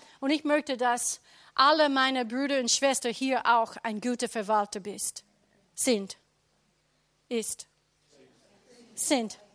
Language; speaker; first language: German; non-native, learner; English